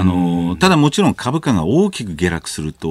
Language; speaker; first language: Japanese; native; Japanese